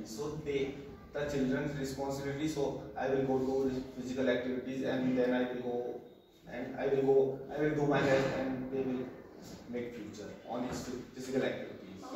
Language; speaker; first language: English; non-native, learner; Hindi